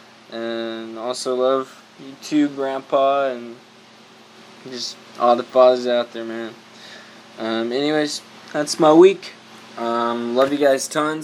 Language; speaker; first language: English; native; English